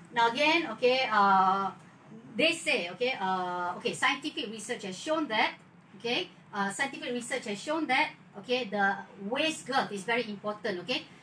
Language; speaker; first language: English; non-native, local second language; Malay